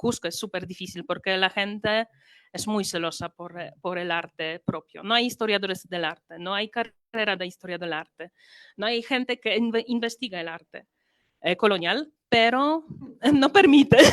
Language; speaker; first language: Spanish; non-native, fluent; Polish